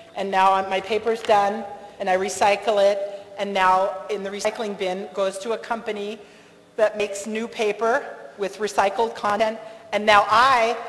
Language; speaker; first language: English; native; English